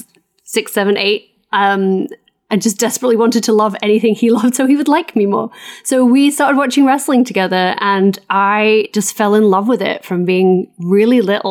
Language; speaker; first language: English; native; English